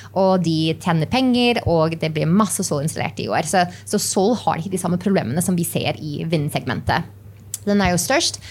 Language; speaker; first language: Norwegian; non-native, fluent; English